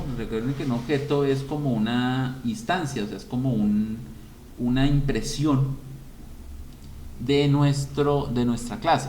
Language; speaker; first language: Spanish; native; Spanish